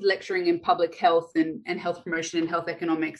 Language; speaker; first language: English; native; English